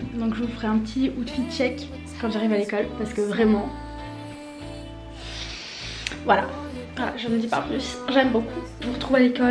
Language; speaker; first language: French; native; French